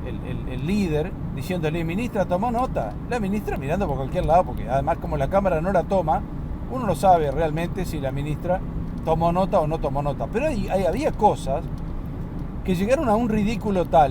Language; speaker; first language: Spanish; native; Spanish